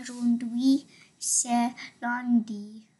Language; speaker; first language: French; non-native, learner; English